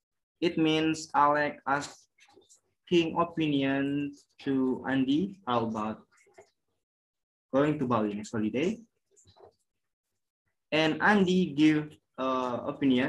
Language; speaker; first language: English; non-native, learner; Indonesian